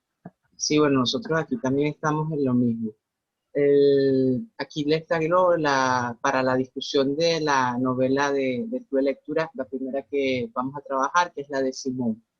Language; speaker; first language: Spanish; native; Spanish